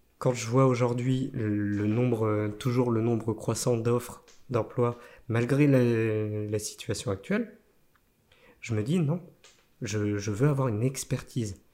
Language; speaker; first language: French; native; French